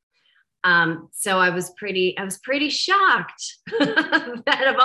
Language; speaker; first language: English; native; English